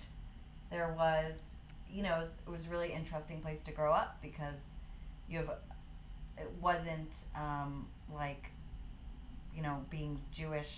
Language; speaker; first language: English; native; English